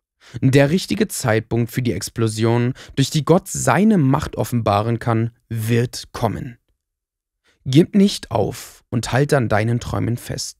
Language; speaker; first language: German; native; German